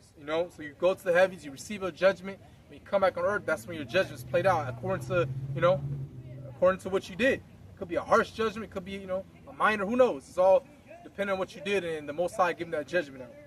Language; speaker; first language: English; native; English